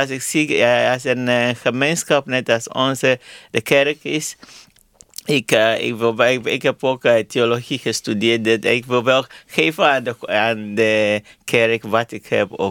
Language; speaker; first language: Dutch; non-native, learner; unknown